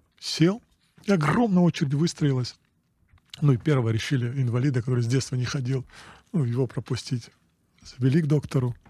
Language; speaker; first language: Russian; non-native, local second language; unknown